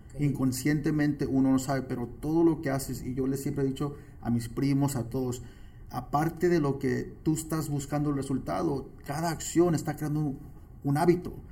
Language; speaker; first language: Spanish; early bilingual, heritage; Spanish